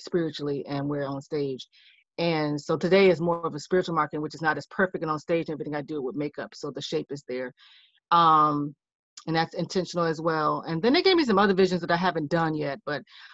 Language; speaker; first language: English; native; English